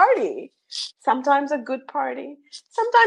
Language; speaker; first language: English; non-native, local second language; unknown